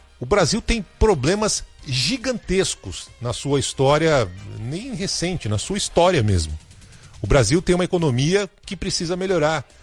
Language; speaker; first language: Portuguese; native; Portuguese